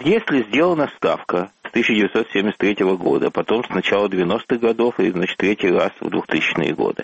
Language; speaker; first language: Russian; native; Russian